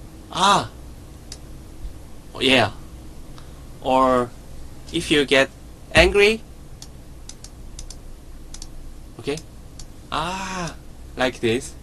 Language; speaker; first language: English; non-native, learner; Korean